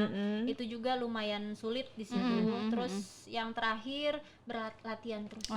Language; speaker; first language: Indonesian; native; Indonesian